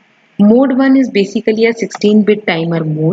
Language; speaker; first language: English; non-native, local second language; Hindi